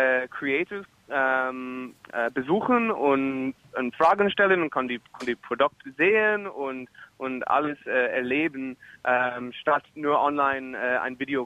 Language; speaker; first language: German; non-native, fluent; English